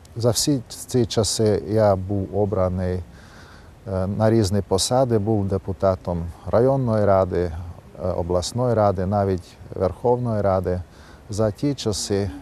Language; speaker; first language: Ukrainian; non-native, local second language; Hungarian